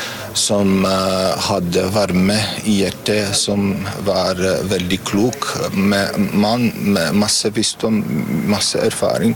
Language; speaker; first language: Norwegian; non-native, fluent; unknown